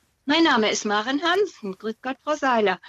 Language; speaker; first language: German; native; German